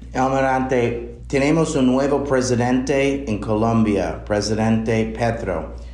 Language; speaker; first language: Spanish; non-native, fluent; English